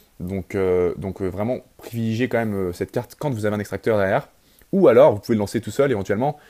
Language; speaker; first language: French; native; French